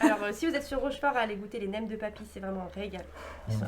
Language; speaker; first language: French; native; French